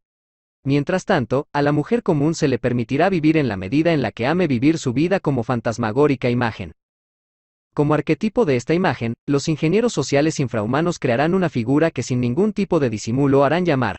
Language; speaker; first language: Spanish; native; Spanish